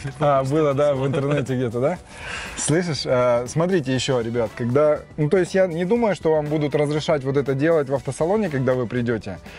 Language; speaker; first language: Russian; native; Russian